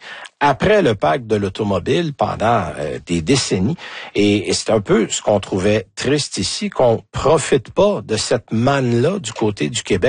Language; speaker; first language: French; native; French